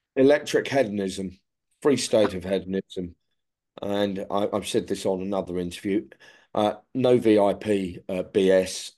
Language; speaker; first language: English; native; English